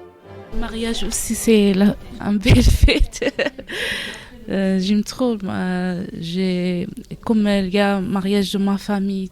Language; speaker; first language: French; non-native, learner; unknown